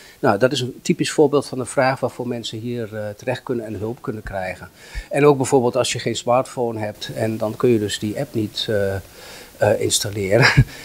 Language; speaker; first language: Dutch; native; Dutch